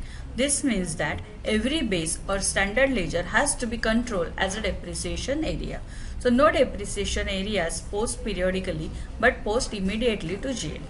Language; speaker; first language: English; non-native, local second language; Hindi